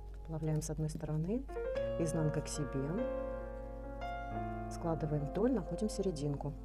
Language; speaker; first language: Russian; native; Russian